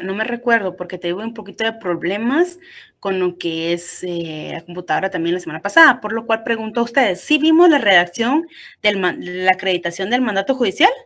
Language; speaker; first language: Spanish; native; Spanish